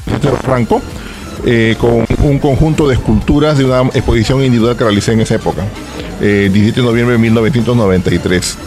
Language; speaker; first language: Spanish; native; Spanish